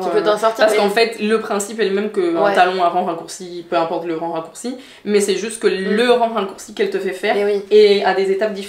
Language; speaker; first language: French; native; French